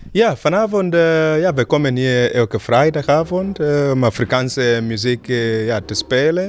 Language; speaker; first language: Dutch; non-native, fluent; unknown